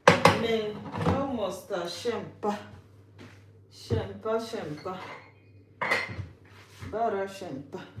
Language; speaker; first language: Swedish; non-native, learner; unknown